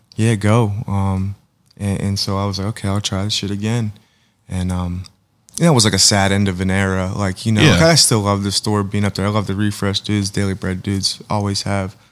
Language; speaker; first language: English; native; English